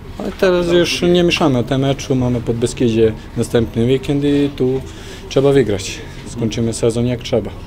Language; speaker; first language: Polish; non-native, learner; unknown